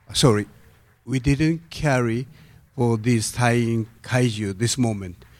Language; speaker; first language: English; non-native, learner; Japanese